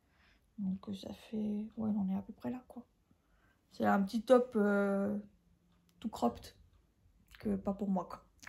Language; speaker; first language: French; native; French